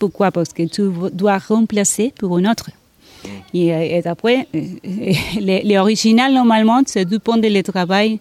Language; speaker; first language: French; non-native, learner; Spanish